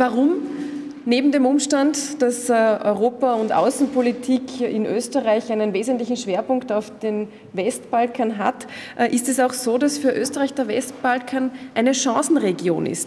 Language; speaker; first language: German; native; German